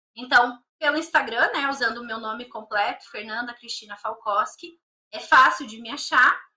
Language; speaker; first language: Portuguese; native; Portuguese